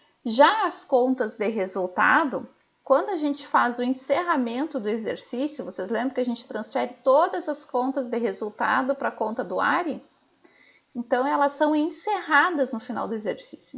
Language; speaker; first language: Portuguese; native; Portuguese